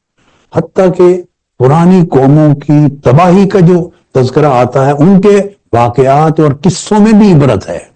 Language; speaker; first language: Urdu; native; Urdu